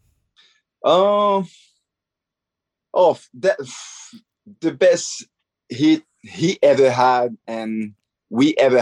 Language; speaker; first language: English; non-native, fluent; French